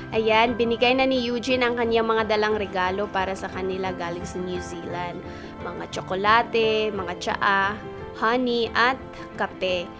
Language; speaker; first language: Filipino; non-native, local second language; Cebuano